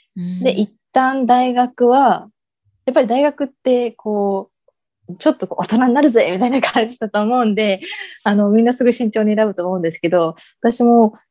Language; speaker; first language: Japanese; early bilingual, heritage; English